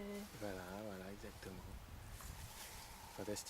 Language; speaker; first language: French; non-native, fluent; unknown